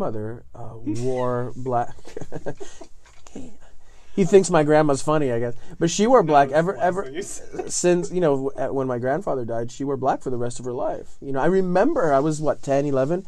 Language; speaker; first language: English; non-native, fluent; Italian